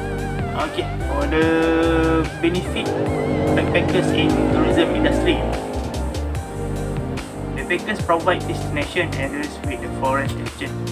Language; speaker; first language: English; non-native, learner; Malay